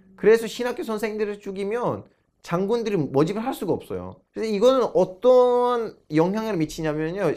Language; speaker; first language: Korean; non-native, fluent; Turkish